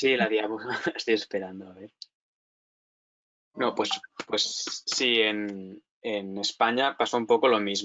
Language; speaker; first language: Spanish; native; Spanish